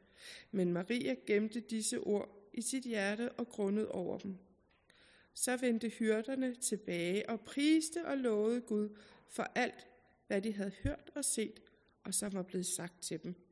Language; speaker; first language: Danish; native; Danish